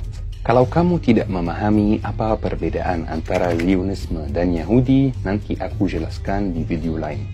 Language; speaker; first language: Indonesian; non-native, fluent; Arabic